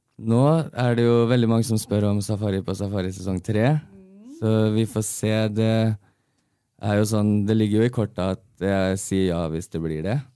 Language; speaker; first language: Norwegian; early bilingual, heritage; Norwegian